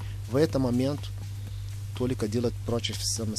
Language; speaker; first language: Russian; non-native, fluent; Portuguese